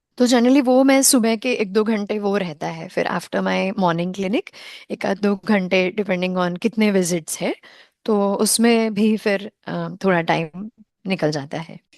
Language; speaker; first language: Hindi; non-native, local second language; Konkani